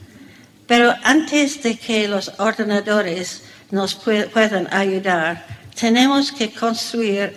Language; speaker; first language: Spanish; non-native, fluent; English